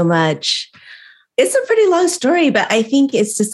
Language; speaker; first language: English; native; English